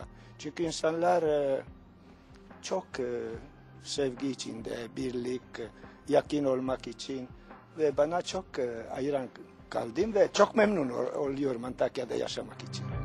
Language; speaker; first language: Turkish; non-native, learner; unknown